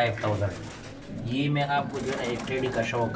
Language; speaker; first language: Hindi; non-native, local second language; Pashto